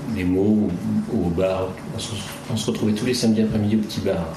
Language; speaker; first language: French; native; French